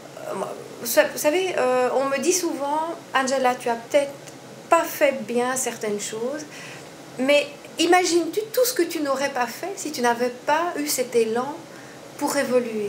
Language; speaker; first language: French; native; French